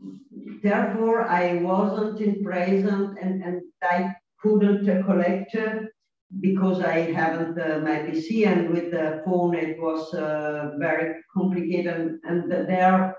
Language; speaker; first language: English; non-native, learner; Italian